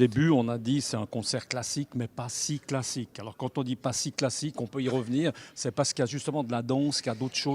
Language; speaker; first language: French; native; French